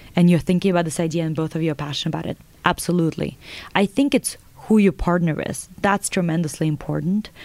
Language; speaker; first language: English; non-native, fluent; Russian